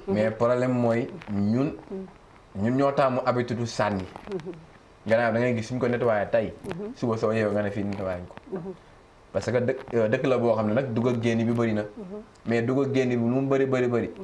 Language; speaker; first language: Wolof; native; Wolof